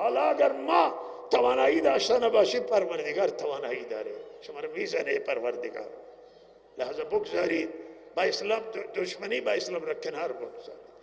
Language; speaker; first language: Persian; non-native, local second language; Baluchi